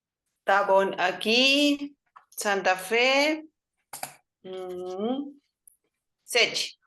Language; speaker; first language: Portuguese; non-native, learner; Spanish